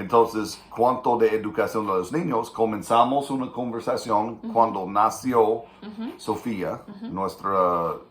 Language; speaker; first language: Spanish; non-native, fluent; English